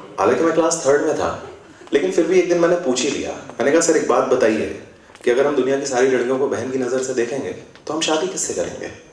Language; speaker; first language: Hindi; native; Hindi